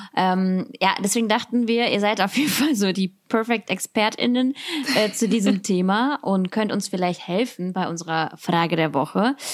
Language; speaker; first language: German; early bilingual, other home language; Russian